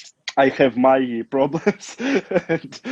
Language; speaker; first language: English; non-native, learner; Romanian